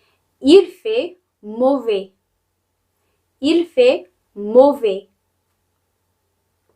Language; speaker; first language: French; non-native, fluent; English